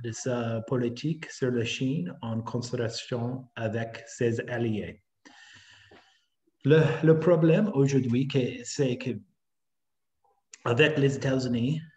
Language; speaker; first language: French; non-native, fluent; English